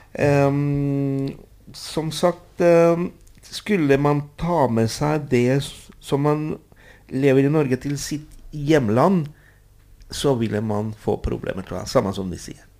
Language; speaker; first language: Norwegian; non-native, fluent; Spanish